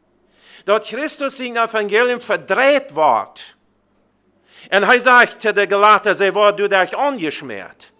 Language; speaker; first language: German; early bilingual, heritage; Plautdietsch